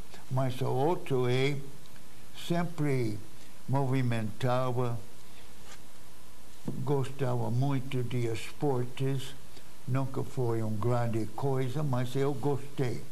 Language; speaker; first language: Portuguese; non-native, fluent; English